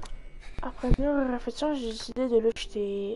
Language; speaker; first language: French; native; French